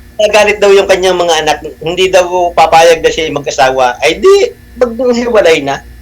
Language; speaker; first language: Filipino; native; Filipino